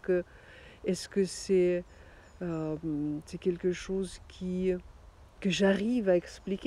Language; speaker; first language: French; non-native, fluent; Russian